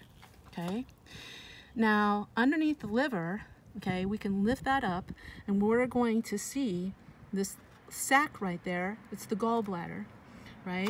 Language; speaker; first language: English; native; English